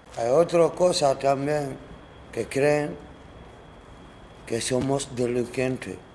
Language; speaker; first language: Spanish; non-native, learner; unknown